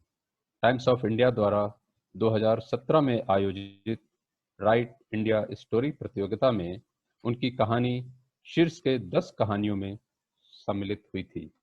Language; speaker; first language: Hindi; native; Hindi